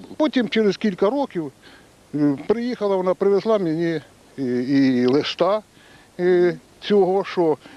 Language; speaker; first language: Ukrainian; native; Ukrainian